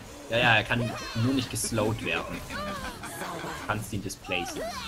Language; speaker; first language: German; native; German